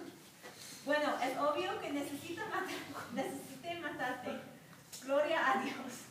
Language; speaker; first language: Spanish; non-native, learner; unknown